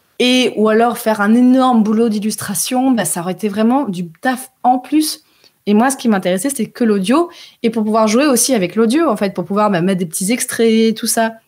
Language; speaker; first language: French; early bilingual, heritage; French